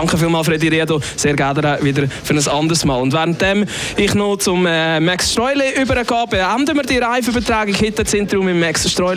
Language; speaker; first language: German; native; German